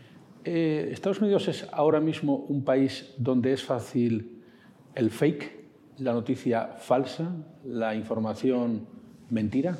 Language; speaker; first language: Spanish; native; Spanish